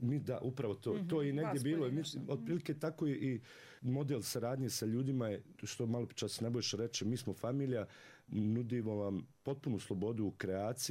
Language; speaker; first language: Serbian; native; Serbian